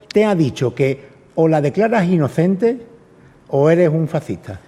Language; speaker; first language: Spanish; native; Spanish